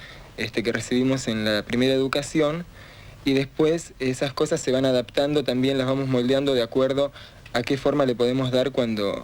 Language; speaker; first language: Spanish; non-native, local second language; Ukrainian